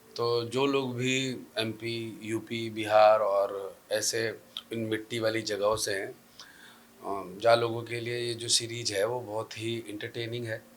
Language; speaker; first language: Hindi; native; Hindi